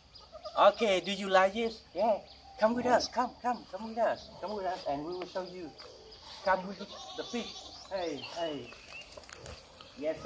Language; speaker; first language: English; non-native, learner; Vietnamese